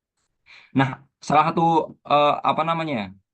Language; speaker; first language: Indonesian; native; Indonesian